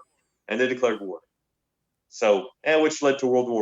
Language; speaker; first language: English; native; English